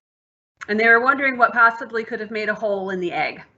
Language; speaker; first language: English; native; English